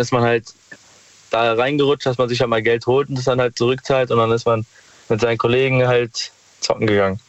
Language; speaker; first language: German; native; German